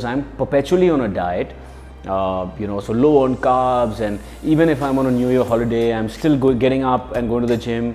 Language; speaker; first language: English; non-native, local second language; Hindi